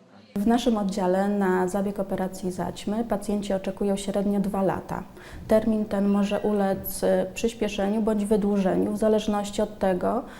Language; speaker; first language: Polish; native; Polish